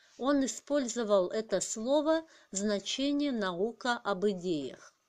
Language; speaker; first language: Russian; non-native, local second language; Kazakh